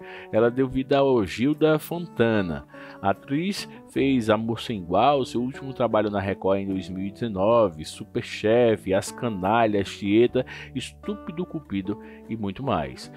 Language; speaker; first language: Portuguese; native; Portuguese